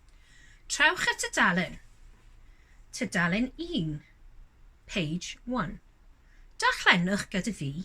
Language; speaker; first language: Welsh; non-native, local second language; English